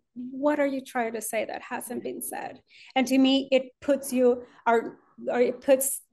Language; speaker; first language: English; non-native, fluent; Spanish